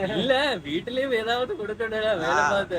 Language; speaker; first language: Tamil; non-native, learner; Malayalam